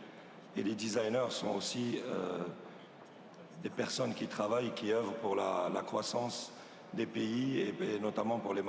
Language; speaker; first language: French; non-native, local second language; Arabic